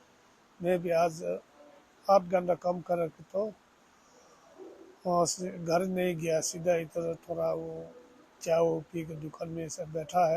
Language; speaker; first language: Hindi; non-native, local second language; Tibetan